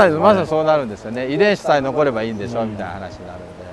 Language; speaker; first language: Japanese; native; Japanese